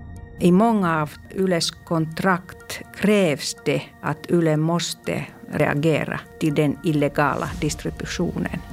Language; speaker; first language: Swedish; non-native, local second language; Finnish